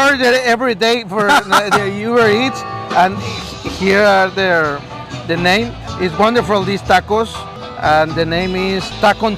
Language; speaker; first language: English; non-native, learner; Spanish